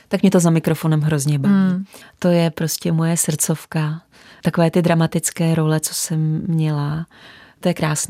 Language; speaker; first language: Czech; native; Czech